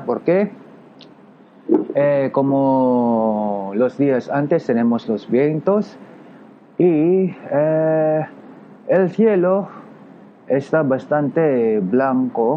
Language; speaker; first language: Spanish; non-native, learner; Japanese